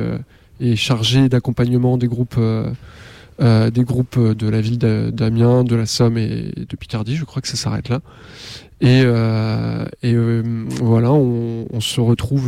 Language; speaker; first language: French; native; French